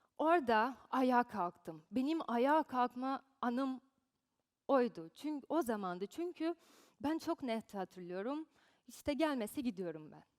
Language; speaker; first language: Turkish; non-native, fluent; Portuguese